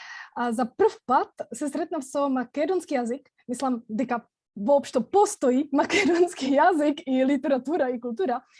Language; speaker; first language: Macedonian; non-native, fluent; Czech